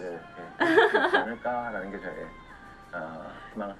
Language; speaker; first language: Korean; native; Korean